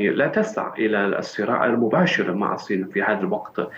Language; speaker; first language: Arabic; non-native, fluent; Chinese